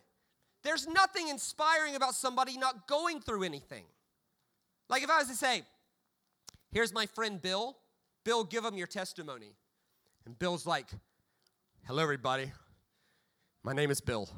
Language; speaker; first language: English; native; English